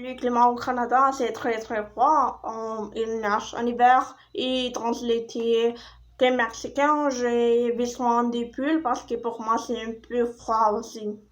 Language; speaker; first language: French; non-native, learner; Spanish